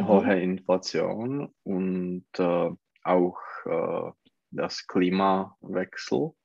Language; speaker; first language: German; non-native, learner; Czech